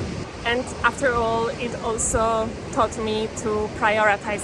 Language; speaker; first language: English; non-native, fluent; Polish